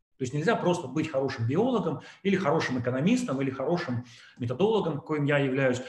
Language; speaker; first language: Russian; native; Russian